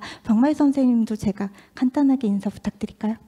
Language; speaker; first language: Korean; native; Korean